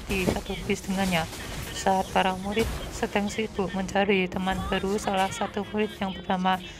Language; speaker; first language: Indonesian; native; Indonesian